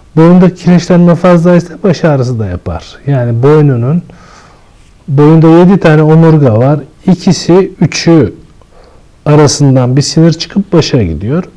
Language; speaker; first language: Turkish; native; Turkish